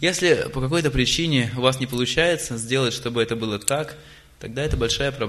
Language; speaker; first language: Russian; native; Russian